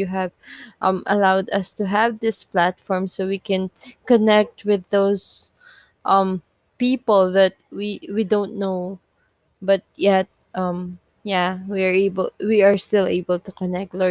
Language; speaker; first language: English; non-native, local second language; Filipino